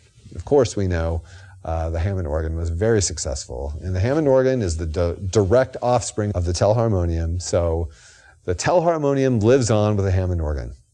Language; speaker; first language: English; native; English